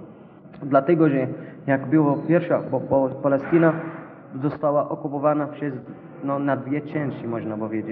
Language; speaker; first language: Polish; non-native, learner; Arabic